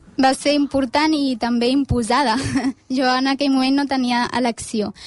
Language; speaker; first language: Catalan; early bilingual, other home language; Amharic